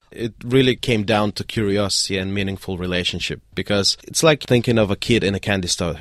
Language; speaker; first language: English; non-native, fluent; Russian